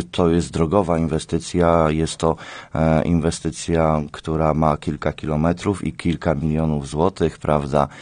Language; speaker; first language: Polish; native; Polish